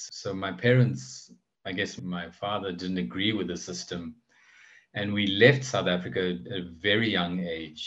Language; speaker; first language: English; native; English